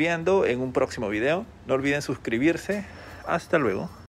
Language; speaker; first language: Spanish; native; Spanish